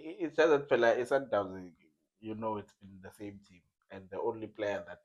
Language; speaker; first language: English; non-native, local second language; Zulu